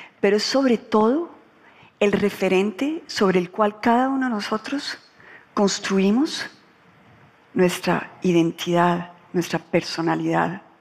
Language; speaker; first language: Spanish; native; Spanish